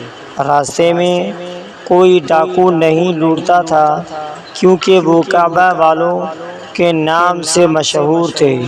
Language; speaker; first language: Urdu; native; Urdu